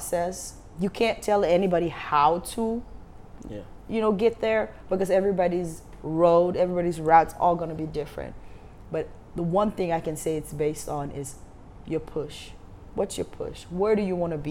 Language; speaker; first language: English; non-native, local second language; Wolof